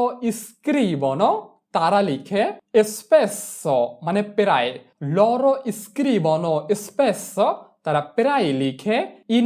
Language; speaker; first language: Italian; non-native, fluent; Bangla